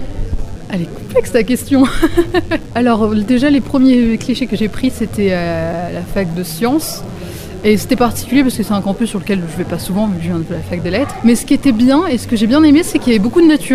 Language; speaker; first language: French; native; French